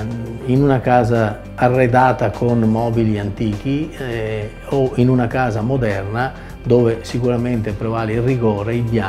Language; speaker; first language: Italian; native; Italian